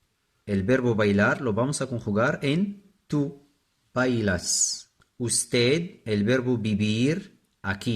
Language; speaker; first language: Spanish; non-native, fluent; Arabic